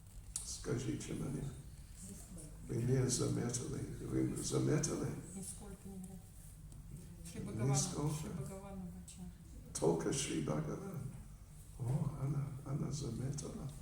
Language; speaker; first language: Russian; non-native, learner; English